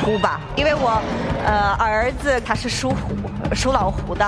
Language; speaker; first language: Chinese; non-native, fluent; Ukrainian